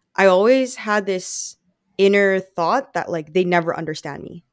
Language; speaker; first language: English; non-native, fluent; Filipino